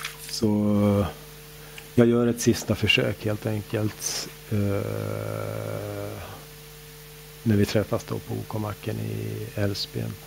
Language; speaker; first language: Swedish; native; Swedish